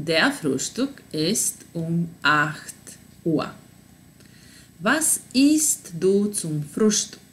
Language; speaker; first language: German; non-native, fluent; Serbian